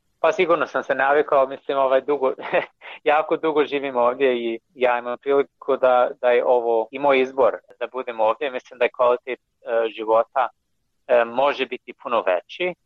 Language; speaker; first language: Croatian; non-native, fluent; English